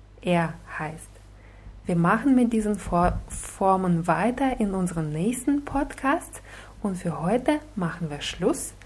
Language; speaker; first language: German; non-native, fluent; Russian